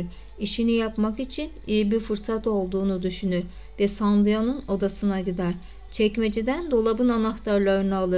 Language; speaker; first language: Turkish; native; Turkish